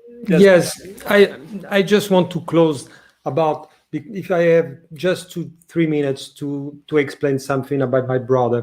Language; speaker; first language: English; non-native, learner; French